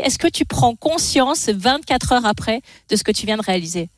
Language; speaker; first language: French; native; French